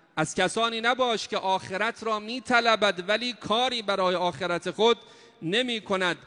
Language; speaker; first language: Persian; native; Persian